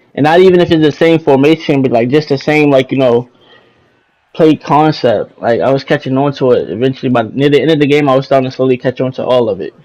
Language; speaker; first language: English; native; English